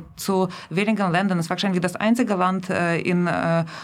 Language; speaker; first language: German; non-native, fluent; Russian